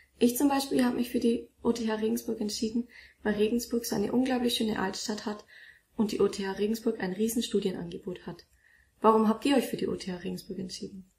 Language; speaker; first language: German; native; German